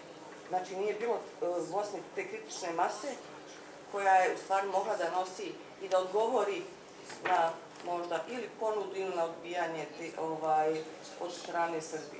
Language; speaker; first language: Bosnian; native; Bosnian